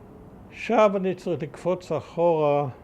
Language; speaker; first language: Hebrew; early bilingual, other home language; German